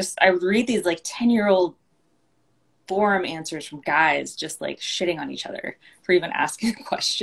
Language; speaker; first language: English; native; English